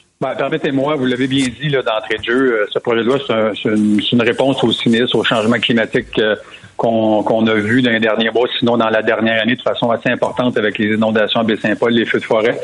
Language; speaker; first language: French; native; French